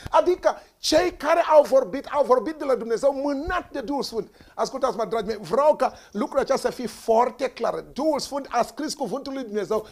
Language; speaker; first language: Romanian; non-native, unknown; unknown